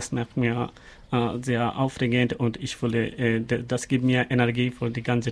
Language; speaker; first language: German; non-native, learner; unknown